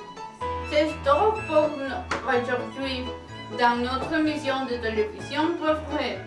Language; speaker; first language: French; non-native, learner; Spanish